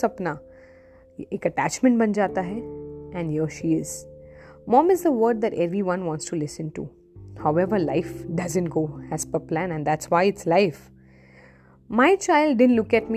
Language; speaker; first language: English; non-native, local second language; Hindi